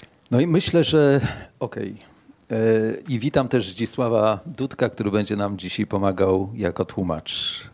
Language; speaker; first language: Polish; native; Polish